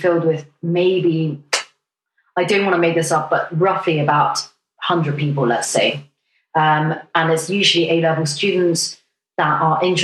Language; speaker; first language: English; non-native, local second language; Cantonese